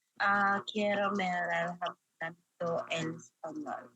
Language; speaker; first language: Spanish; non-native, learner; Filipino